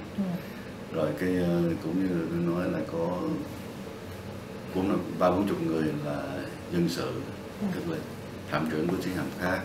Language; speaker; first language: Vietnamese; non-native, local second language; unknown